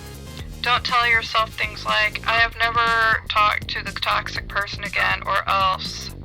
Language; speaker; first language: English; native; English